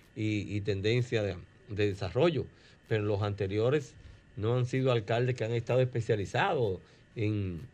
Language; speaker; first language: Spanish; native; Spanish